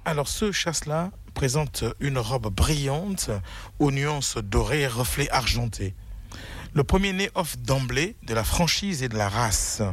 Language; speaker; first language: French; native; French